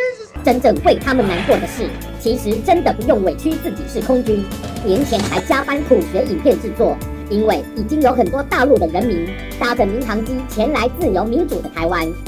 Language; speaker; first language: Chinese; native; Chinese